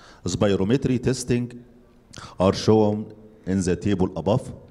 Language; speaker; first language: English; non-native, fluent; Arabic